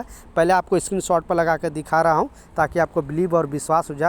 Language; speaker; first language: Hindi; native; Hindi